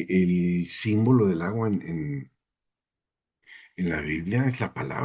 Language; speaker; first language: Spanish; native; Spanish